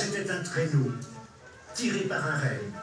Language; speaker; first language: French; native; French